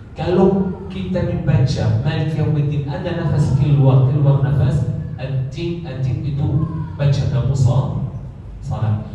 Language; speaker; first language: Malay; non-native, learner; Arabic